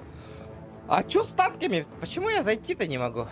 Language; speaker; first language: Russian; native; Russian